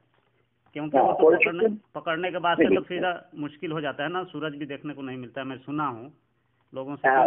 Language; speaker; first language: Hindi; native; Hindi